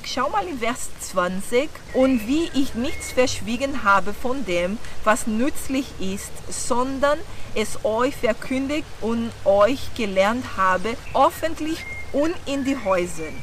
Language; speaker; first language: German; non-native, fluent; Portuguese